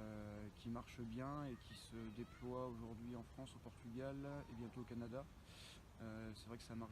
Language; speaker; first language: French; native; French